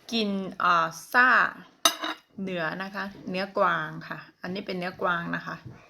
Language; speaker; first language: Thai; non-native, local second language; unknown